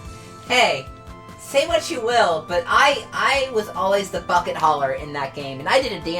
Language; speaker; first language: English; native; English